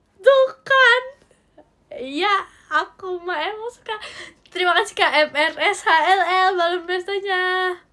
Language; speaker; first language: Indonesian; native; Indonesian